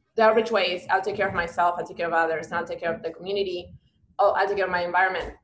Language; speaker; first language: English; non-native, fluent; Spanish